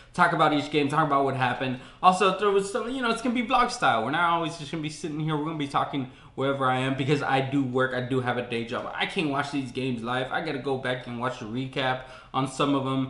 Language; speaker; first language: English; native; English